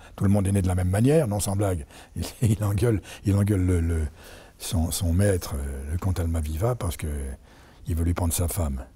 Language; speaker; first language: French; native; French